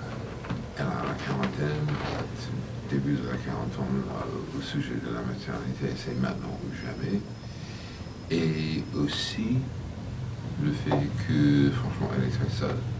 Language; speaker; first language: French; non-native, fluent; English